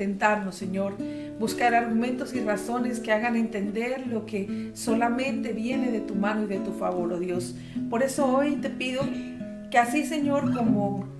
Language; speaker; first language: Spanish; native; Spanish